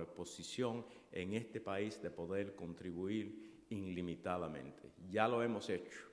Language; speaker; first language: Spanish; early bilingual, heritage; Spanish